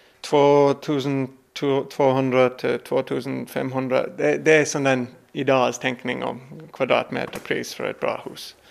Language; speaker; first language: Swedish; non-native, learner; English